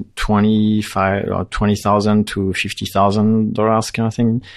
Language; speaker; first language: English; non-native, fluent; French